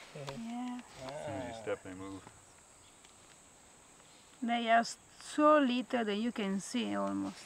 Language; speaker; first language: English; non-native, learner; Italian